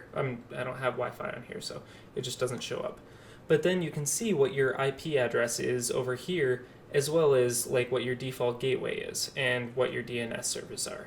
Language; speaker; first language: English; native; English